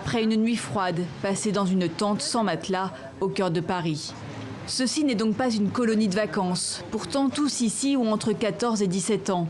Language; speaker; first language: French; native; French